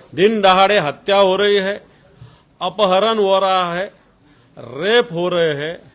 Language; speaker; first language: Hindi; non-native, local second language; Marathi